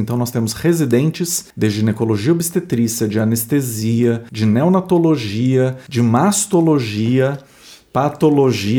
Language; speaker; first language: Portuguese; native; Portuguese